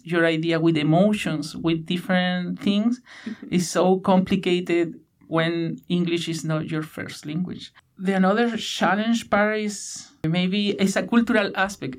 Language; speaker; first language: English; non-native, learner; Spanish